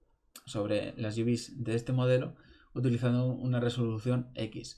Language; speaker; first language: Spanish; native; Spanish